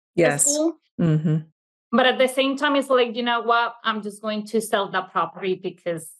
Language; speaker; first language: English; non-native, fluent; Italian